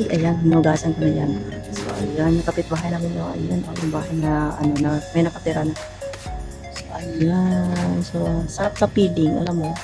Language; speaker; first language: Filipino; non-native, local second language; Cebuano